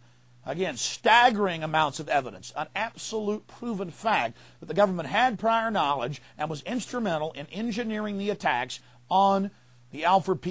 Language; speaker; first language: English; native; English